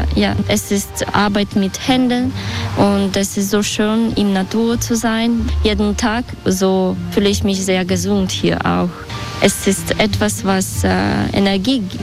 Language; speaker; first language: German; non-native, fluent; Russian